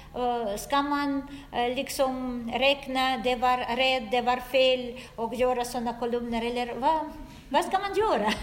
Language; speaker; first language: Swedish; non-native, fluent; Russian